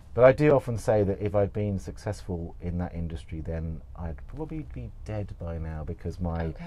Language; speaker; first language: English; native; English